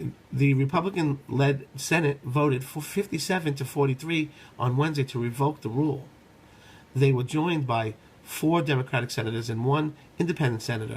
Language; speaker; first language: English; native; English